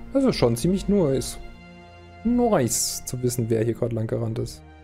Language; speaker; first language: German; native; German